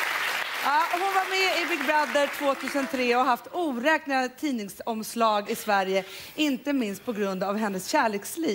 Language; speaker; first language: Swedish; native; Swedish